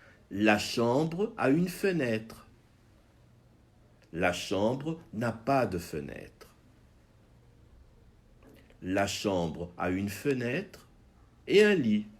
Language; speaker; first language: French; non-native, fluent; Portuguese